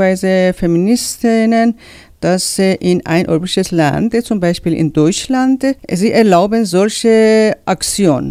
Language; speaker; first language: German; non-native, learner; Persian